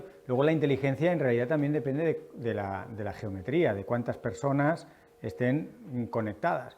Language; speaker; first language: Spanish; native; Spanish